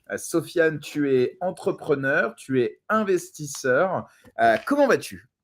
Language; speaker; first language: French; native; French